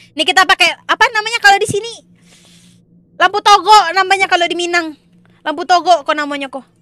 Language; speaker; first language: Indonesian; non-native, local second language; Minangkabau